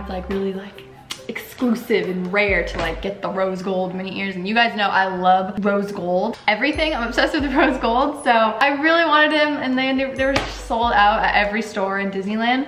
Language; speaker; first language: English; native; English